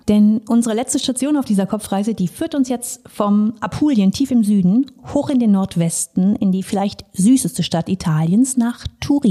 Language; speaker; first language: German; native; German